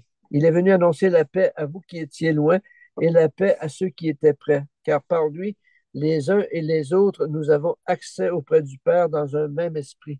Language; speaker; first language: French; native; French